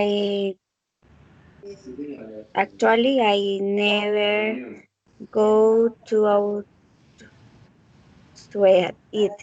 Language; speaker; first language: English; non-native, learner; Spanish